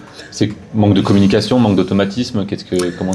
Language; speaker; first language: French; native; French